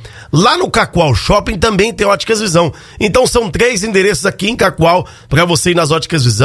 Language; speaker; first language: Portuguese; native; Portuguese